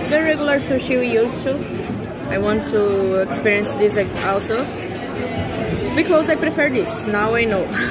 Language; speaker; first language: English; non-native, fluent; Portuguese